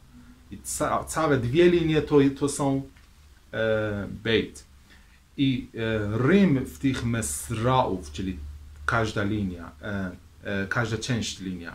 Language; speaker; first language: Polish; non-native, fluent; Persian